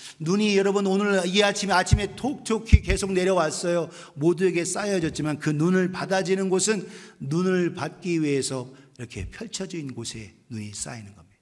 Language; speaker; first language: Korean; native; Korean